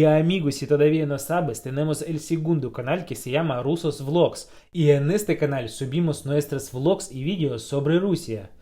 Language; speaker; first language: Spanish; non-native, fluent; Russian